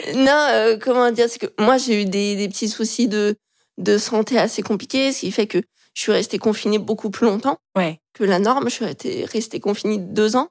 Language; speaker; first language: French; native; French